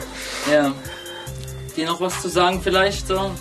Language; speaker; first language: German; native; German